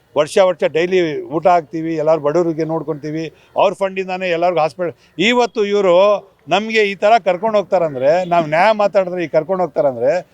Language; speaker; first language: Kannada; non-native, local second language; Urdu